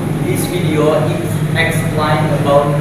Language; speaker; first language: English; non-native, learner; Indonesian